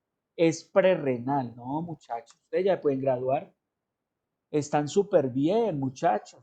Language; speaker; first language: Spanish; native; Spanish